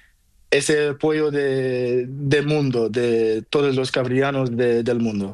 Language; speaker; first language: Spanish; non-native, learner; Portuguese